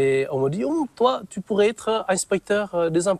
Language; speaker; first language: French; non-native, fluent; Vietnamese